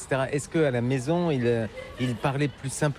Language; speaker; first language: French; native; French